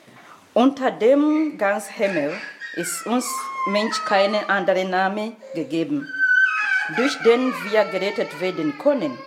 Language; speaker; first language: German; non-native, fluent; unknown